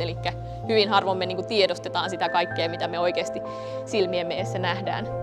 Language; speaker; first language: Finnish; native; Finnish